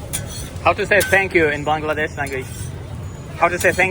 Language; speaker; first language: English; non-native, fluent; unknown